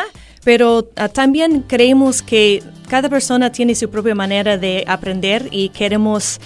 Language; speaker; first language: Spanish; non-native, fluent; English